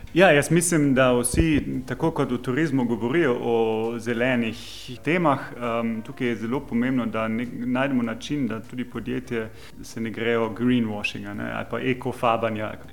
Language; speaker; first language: Slovenian; non-native, fluent; German